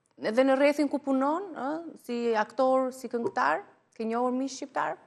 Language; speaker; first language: Albanian; native; Albanian